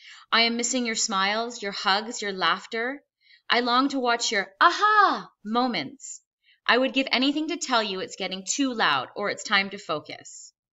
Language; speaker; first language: English; native; English